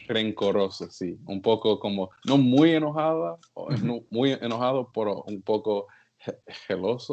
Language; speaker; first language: Spanish; non-native, learner; English